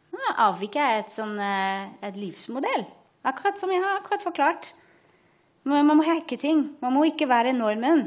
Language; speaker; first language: Norwegian; non-native, fluent; German